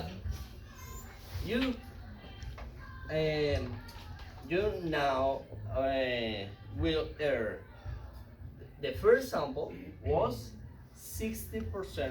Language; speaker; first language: English; non-native, learner; Spanish